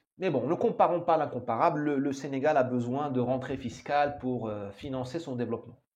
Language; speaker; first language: French; non-native, local second language; Arabic